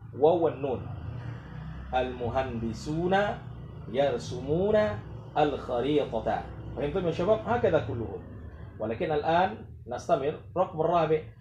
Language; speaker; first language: Arabic; non-native, fluent; Indonesian